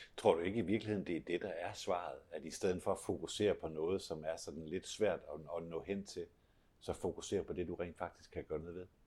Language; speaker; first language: Danish; native; Danish